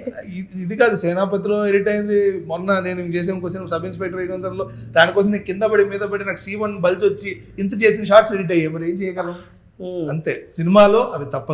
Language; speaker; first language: Telugu; native; Telugu